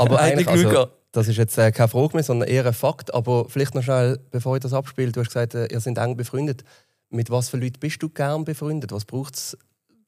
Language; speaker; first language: German; native; German